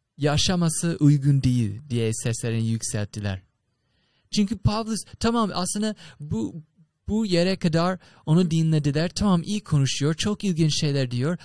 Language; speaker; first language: Turkish; non-native, fluent; English